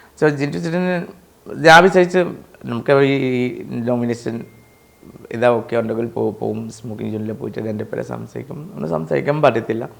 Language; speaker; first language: Malayalam; non-native, fluent; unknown